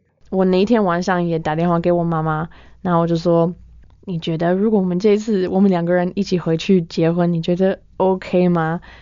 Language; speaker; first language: Chinese; non-native, fluent; English